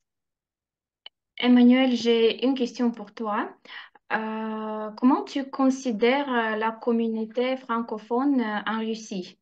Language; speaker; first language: French; non-native, fluent; Russian